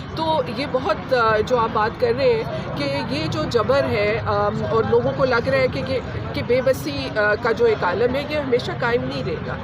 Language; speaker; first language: Urdu; non-native, local second language; Punjabi